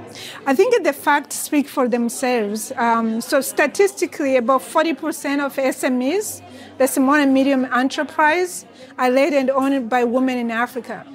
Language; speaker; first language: English; non-native, fluent; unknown